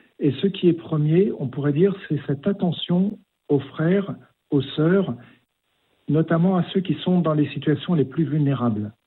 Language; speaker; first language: French; native; French